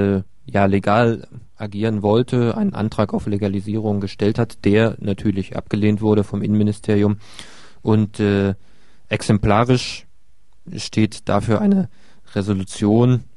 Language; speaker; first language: German; native; German